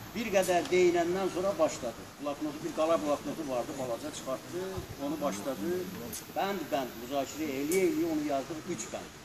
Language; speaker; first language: Azerbaijani; non-native, local second language; Talysh